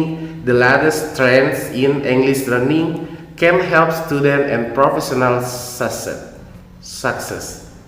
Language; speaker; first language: English; non-native, fluent; Indonesian